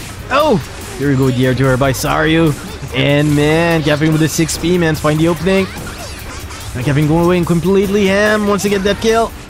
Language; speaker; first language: English; non-native, fluent; French